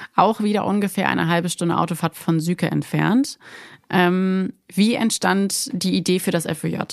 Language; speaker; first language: German; native; German